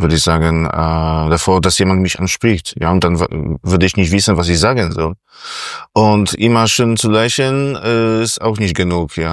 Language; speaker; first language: German; non-native, fluent; Polish